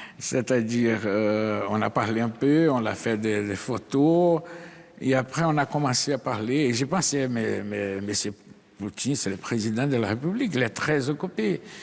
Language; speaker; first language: French; non-native, fluent; Portuguese